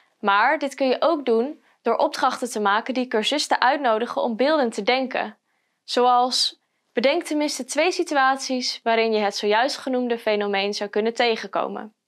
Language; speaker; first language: Dutch; native; Dutch